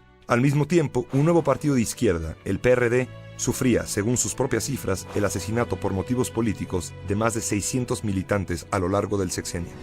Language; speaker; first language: Spanish; native; Spanish